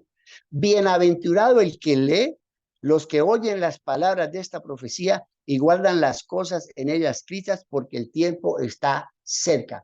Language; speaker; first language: Spanish; native; Spanish